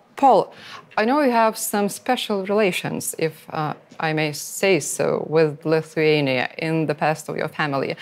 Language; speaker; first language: English; non-native, fluent; Lithuanian